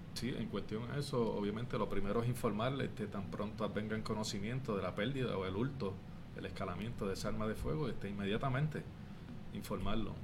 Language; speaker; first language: Spanish; native; Spanish